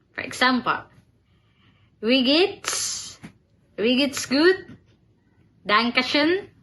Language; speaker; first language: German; non-native, learner; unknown